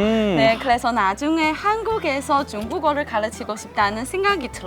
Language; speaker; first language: Korean; non-native, fluent; Chinese